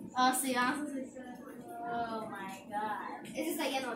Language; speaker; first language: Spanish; early bilingual, heritage; Spanish